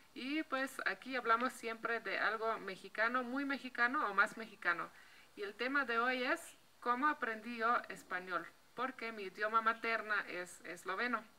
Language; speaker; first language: Spanish; non-native, fluent; Slovenian